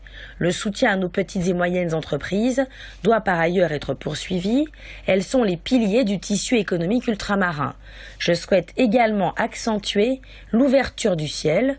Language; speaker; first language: French; native; French